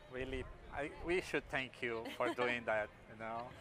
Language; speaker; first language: English; non-native, fluent; Portuguese